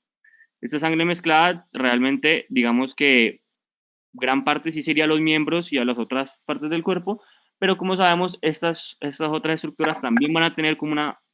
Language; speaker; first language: Spanish; native; Spanish